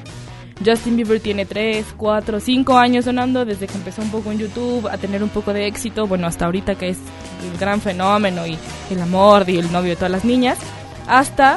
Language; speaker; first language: Spanish; native; Spanish